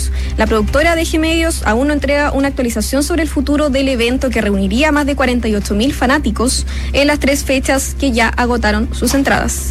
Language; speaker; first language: Spanish; native; Spanish